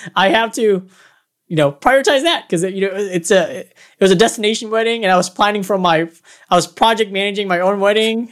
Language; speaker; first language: English; non-native, local second language; Filipino